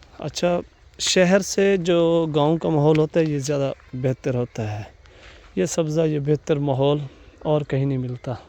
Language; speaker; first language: Urdu; non-native, local second language; Saraiki